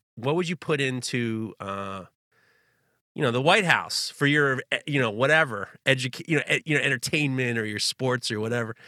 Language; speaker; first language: English; native; English